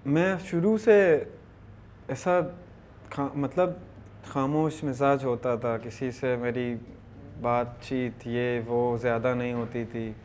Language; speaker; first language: Urdu; non-native, local second language; Baluchi